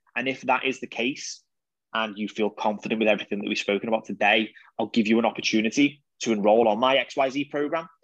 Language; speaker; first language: English; native; English